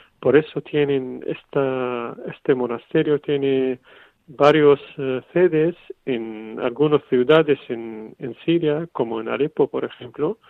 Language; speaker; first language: Spanish; non-native, fluent; Arabic